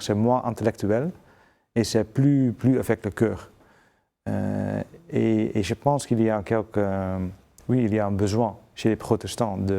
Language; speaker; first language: French; non-native, fluent; Dutch